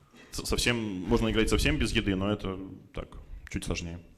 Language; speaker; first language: Russian; native; Russian